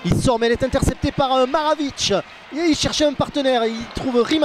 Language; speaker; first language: French; native; French